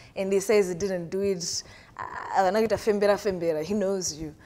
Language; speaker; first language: English; non-native, local second language; Shona